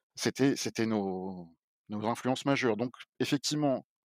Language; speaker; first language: French; native; French